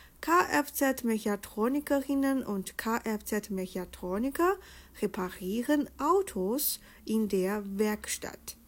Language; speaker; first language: German; non-native, fluent; Chinese